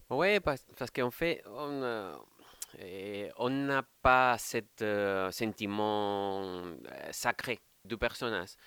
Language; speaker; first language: French; non-native, fluent; Spanish